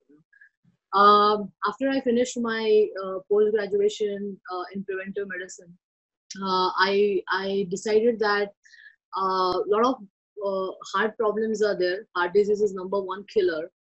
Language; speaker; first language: English; non-native, local second language; Marathi